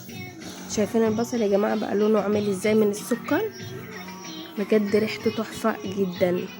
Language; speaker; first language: Arabic; native; Arabic